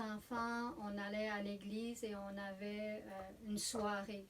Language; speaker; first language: French; native; French